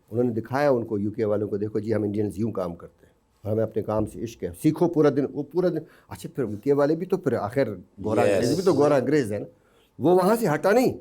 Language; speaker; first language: Urdu; non-native, local second language; Baluchi